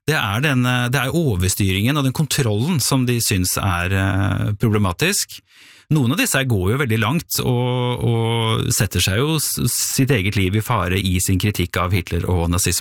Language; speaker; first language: Norwegian; native; Norwegian